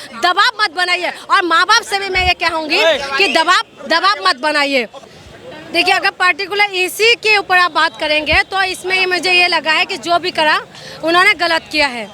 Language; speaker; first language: Hindi; non-native, local second language; Assamese